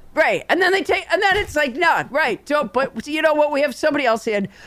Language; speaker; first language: English; native; English